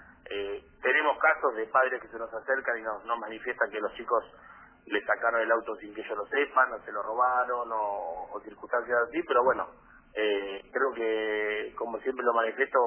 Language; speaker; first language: Spanish; native; Spanish